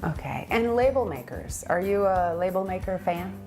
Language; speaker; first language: English; native; English